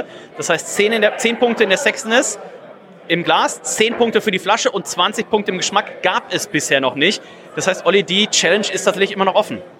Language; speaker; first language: German; native; German